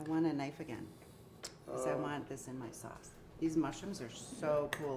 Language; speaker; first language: English; native; English